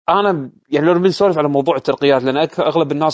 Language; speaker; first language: Arabic; native; Arabic